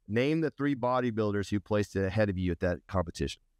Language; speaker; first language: English; native; English